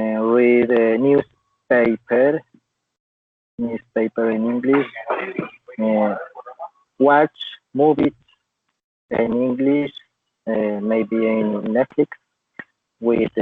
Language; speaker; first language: English; non-native, learner; Spanish